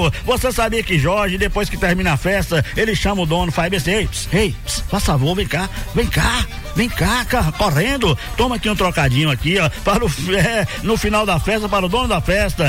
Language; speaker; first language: Portuguese; native; Portuguese